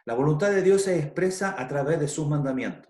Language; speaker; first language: Spanish; native; Spanish